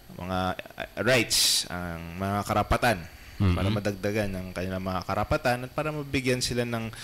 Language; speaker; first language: Filipino; native; Filipino